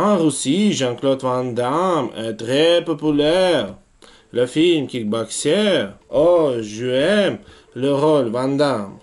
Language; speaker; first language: French; non-native, learner; Russian